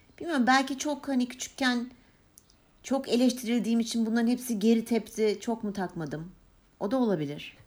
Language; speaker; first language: Turkish; native; Turkish